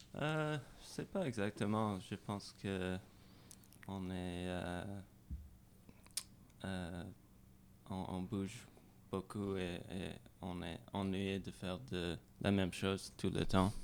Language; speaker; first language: French; non-native, learner; English